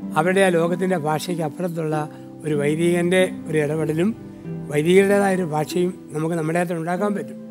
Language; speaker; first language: Malayalam; native; Malayalam